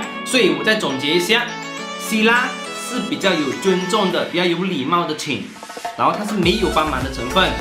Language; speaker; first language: Chinese; native; Chinese